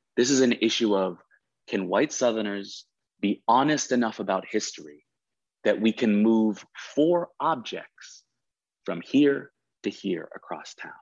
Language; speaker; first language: English; native; English